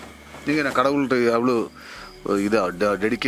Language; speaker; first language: Tamil; non-native, learner; Malayalam